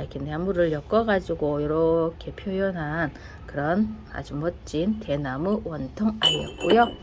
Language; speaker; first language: Korean; native; Korean